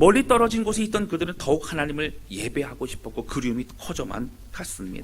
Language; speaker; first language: Korean; native; Korean